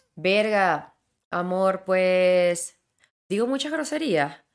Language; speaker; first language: Spanish; native; Spanish